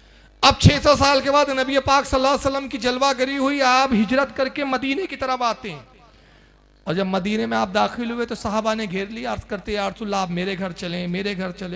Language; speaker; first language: Urdu; native; Urdu